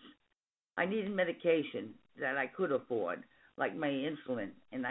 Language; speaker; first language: English; native; English